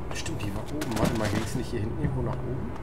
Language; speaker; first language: German; native; German